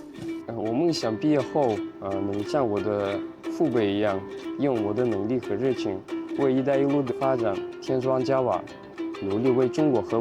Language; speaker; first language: Chinese; early bilingual, heritage; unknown